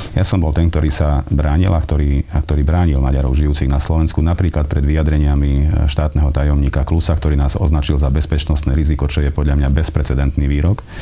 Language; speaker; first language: Slovak; non-native, local second language; Hungarian